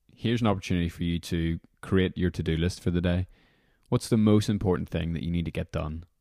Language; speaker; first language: English; native; English